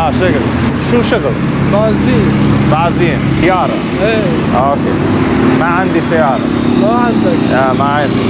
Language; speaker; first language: Arabic; non-native, learner; English